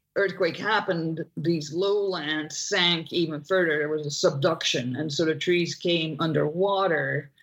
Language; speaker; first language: English; non-native, fluent; Dutch